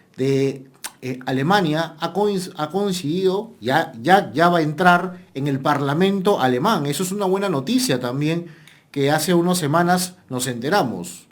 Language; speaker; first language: Spanish; native; Spanish